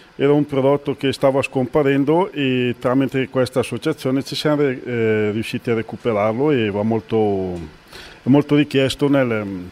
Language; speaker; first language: Italian; native; Italian